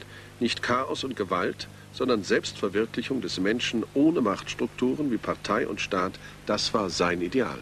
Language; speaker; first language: German; native; German